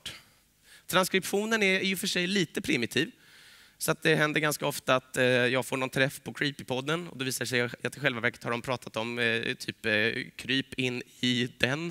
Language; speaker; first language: Swedish; native; Swedish